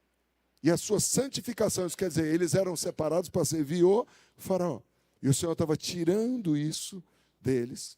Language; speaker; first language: Portuguese; native; Portuguese